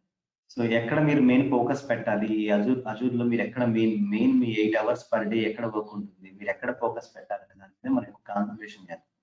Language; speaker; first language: Telugu; native; Telugu